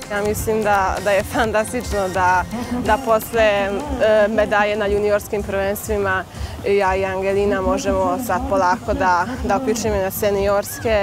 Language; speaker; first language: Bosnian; non-native, local second language; Hungarian